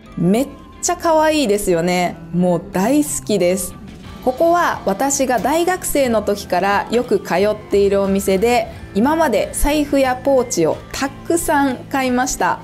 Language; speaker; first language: Japanese; native; Japanese